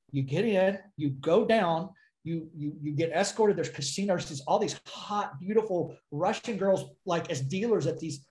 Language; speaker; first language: English; native; English